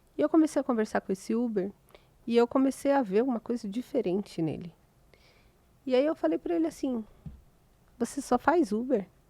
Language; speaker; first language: Portuguese; native; Portuguese